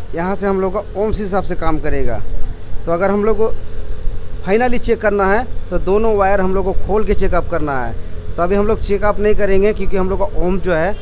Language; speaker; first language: Hindi; non-native, local second language; Bangla